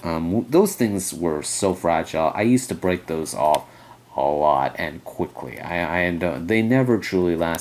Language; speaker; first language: English; native; English